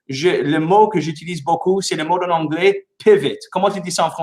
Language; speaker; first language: French; non-native, local second language; English